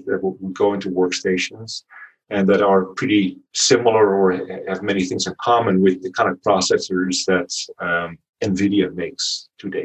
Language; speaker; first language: English; non-native, fluent; Dutch